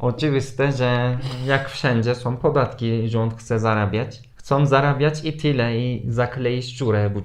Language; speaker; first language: Polish; non-native, fluent; Turkish